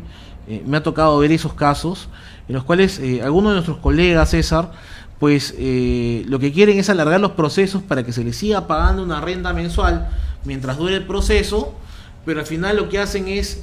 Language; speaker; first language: Spanish; native; Spanish